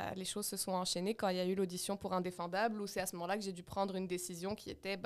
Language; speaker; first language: French; non-native, local second language; Arabic